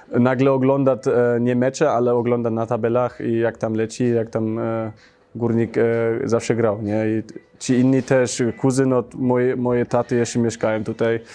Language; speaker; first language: Polish; early bilingual, heritage; Polish